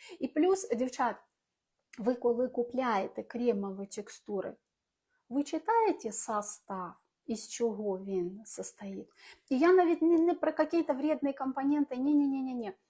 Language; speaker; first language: Ukrainian; non-native, local second language; Russian